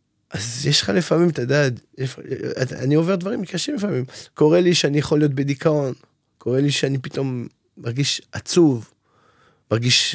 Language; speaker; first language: Hebrew; non-native, fluent; French